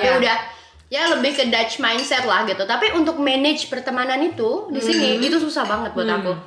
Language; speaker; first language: Indonesian; native; Indonesian